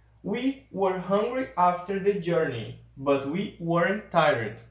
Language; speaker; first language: English; non-native, fluent; Portuguese